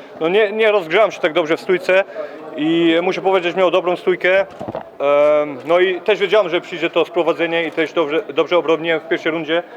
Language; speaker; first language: Polish; early bilingual, heritage; Polish